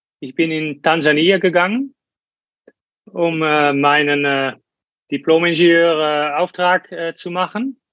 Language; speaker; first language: German; non-native, learner; Dutch